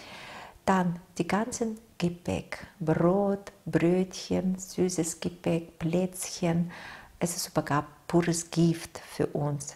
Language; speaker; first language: German; non-native, fluent; Russian